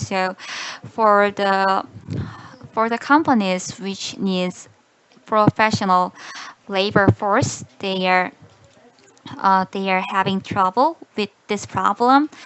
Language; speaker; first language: English; non-native, learner; Korean